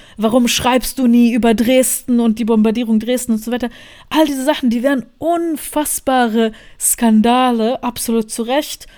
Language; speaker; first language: German; non-native, fluent; Bosnian